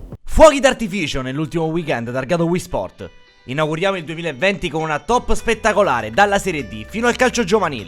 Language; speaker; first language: Italian; native; Italian